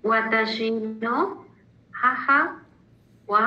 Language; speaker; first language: Japanese; non-native, learner; Spanish